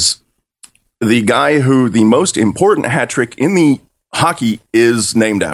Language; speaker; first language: English; native; English